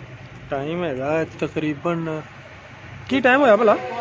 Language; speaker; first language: Hindi; non-native, local second language; Punjabi